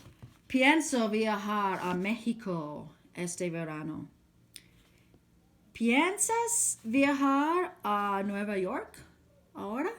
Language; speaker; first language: Spanish; non-native, fluent; English